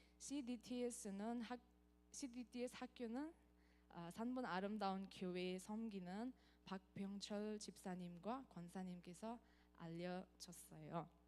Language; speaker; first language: Korean; non-native, fluent; Nepali